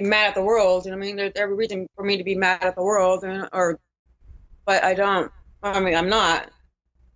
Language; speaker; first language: English; native; English